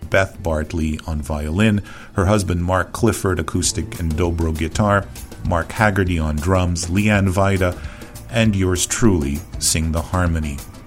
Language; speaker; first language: English; native; English